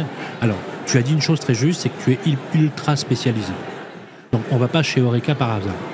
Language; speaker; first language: French; native; French